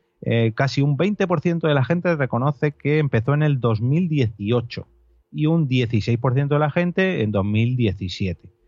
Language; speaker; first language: Spanish; native; Spanish